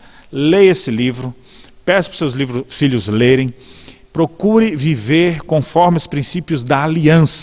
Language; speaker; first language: Portuguese; native; Portuguese